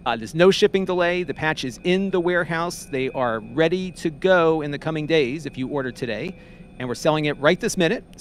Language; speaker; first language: English; native; English